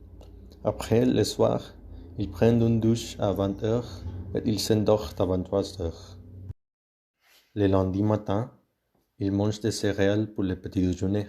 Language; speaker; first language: French; non-native, learner; Spanish